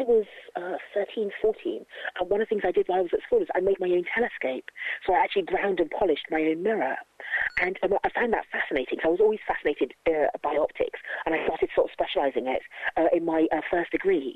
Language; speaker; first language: English; native; English